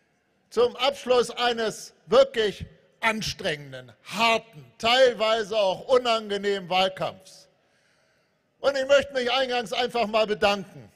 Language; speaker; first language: German; native; German